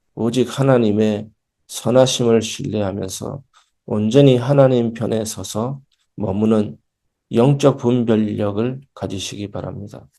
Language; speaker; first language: Korean; native; Korean